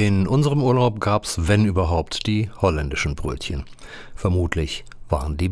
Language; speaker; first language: German; native; German